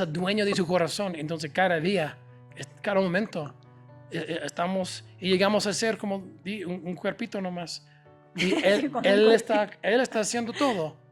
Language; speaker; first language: Spanish; non-native, fluent; English